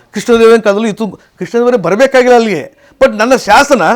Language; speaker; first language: Kannada; native; Kannada